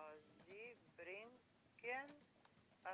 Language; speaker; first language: German; non-native, learner; Macedonian